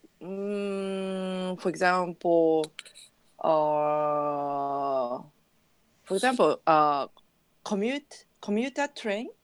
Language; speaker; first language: English; non-native, learner; Japanese